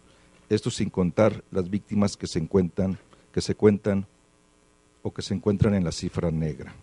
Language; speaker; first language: Spanish; native; Spanish